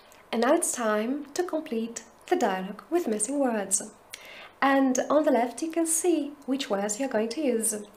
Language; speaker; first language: English; non-native, fluent; Polish